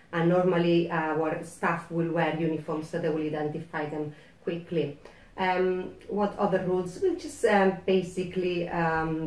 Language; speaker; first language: English; non-native, fluent; Spanish